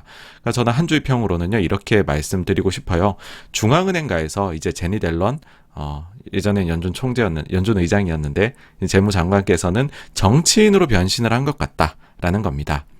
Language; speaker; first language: Korean; native; Korean